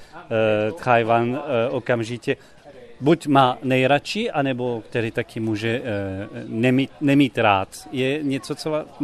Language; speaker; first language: Czech; non-native, fluent; French